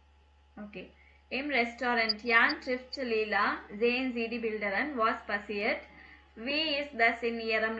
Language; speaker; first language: German; non-native, fluent; Tamil